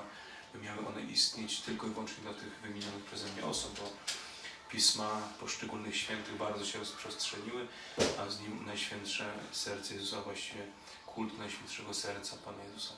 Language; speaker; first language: Polish; native; Polish